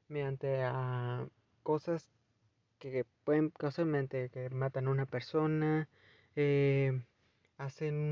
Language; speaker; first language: Spanish; native; Spanish